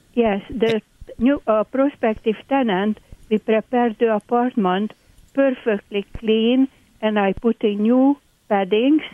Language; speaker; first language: English; non-native, learner; Hungarian